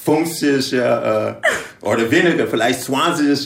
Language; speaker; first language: German; non-native, learner; English